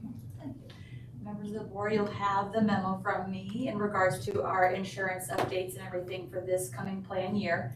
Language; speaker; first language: English; native; English